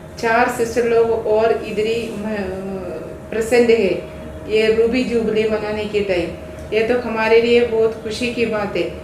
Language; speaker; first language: Hindi; non-native, local second language; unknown